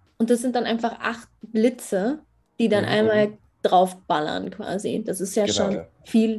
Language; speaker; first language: German; native; German